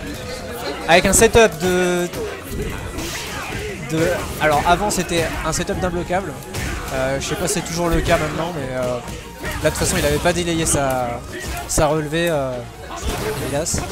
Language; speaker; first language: French; native; French